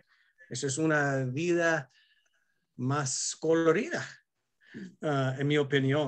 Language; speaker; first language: Spanish; non-native, fluent; English